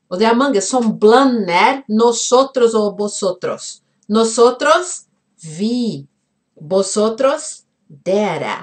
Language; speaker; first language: Norwegian; non-native, fluent; Portuguese